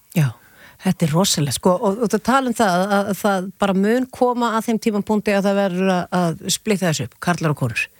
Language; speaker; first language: Icelandic; native; Icelandic